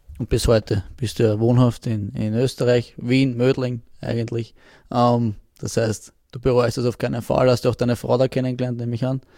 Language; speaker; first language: German; native; German